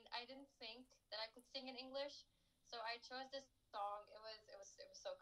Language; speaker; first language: English; non-native, local second language; Urdu